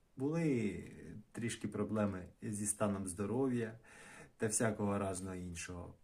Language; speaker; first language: Ukrainian; non-native, local second language; Russian